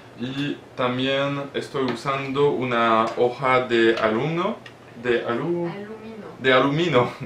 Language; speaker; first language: Spanish; non-native, learner; French